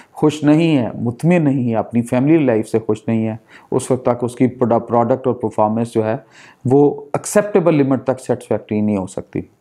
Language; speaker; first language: Urdu; non-native, local second language; Punjabi